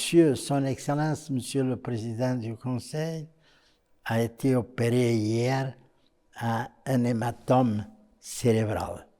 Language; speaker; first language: French; non-native, fluent; Portuguese